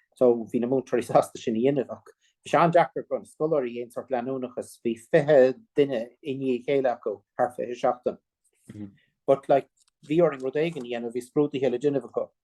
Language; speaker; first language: Irish; non-native, local second language; English